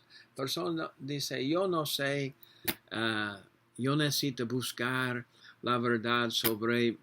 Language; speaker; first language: Spanish; non-native, learner; English